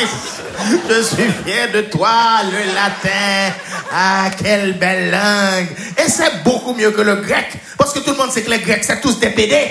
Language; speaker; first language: French; native; French